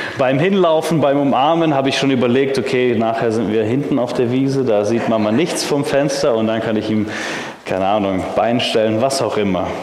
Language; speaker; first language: German; early bilingual, heritage; German